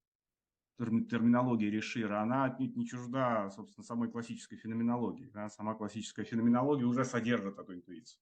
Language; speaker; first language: Russian; native; Russian